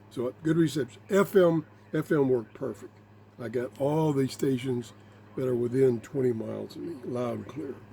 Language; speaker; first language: English; native; English